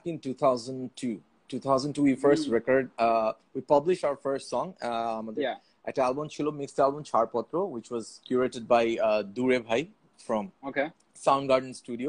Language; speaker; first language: English; non-native, local second language; Bangla